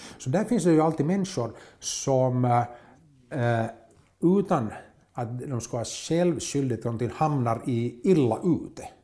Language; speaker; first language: Swedish; native; Swedish